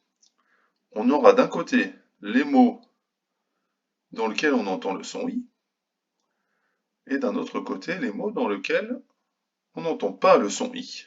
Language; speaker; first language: French; native; French